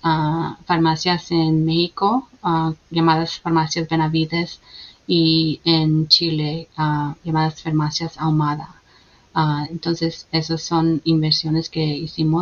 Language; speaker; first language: Spanish; early bilingual, heritage; Spanish